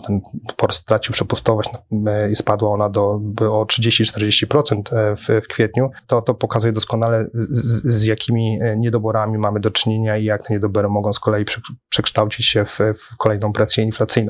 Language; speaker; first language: Polish; native; Polish